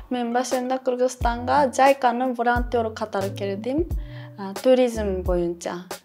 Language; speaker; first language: Kyrgyz; non-native, fluent; Japanese